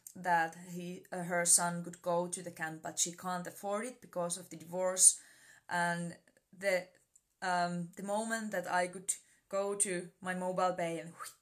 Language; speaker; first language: English; non-native, fluent; Finnish